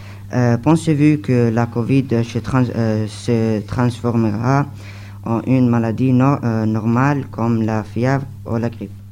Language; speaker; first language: French; non-native, learner; Arabic